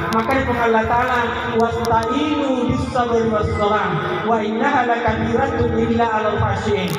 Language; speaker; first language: Indonesian; non-native, local second language; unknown